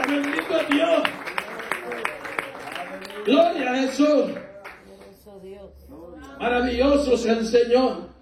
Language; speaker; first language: Spanish; native; Spanish